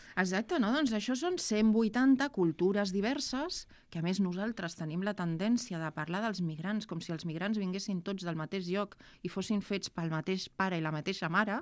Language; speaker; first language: Catalan; non-native, local second language; Spanish